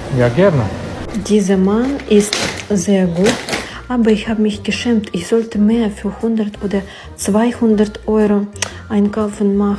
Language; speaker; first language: German; non-native, learner; Ukrainian